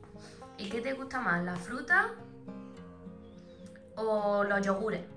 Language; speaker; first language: Spanish; native; Spanish